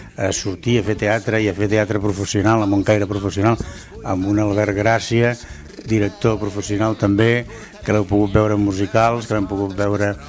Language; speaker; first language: Catalan; native; Catalan